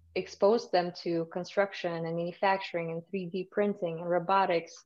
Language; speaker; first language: English; early bilingual, other home language; Russian